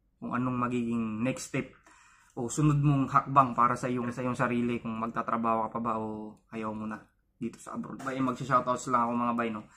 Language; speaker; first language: Filipino; non-native, local second language; Cebuano